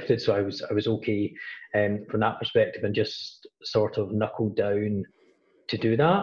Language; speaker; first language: English; native; English